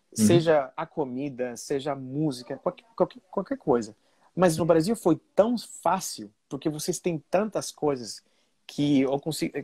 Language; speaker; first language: Portuguese; non-native, fluent; Spanish